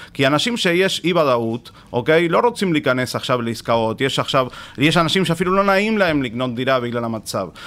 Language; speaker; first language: Hebrew; non-native, fluent; Spanish